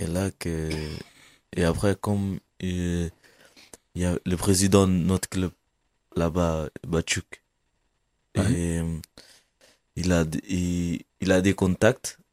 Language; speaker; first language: French; non-native, fluent; Kabuverdianu